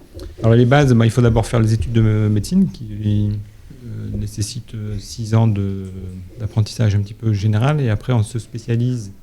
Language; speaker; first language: French; native; French